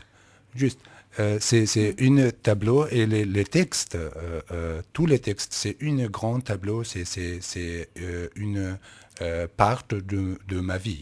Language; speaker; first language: French; non-native, learner; Kurdish